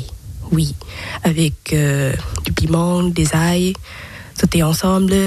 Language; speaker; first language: French; non-native, learner; Thai